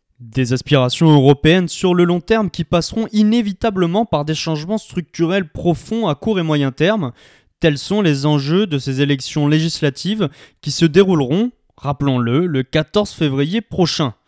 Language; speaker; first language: French; native; French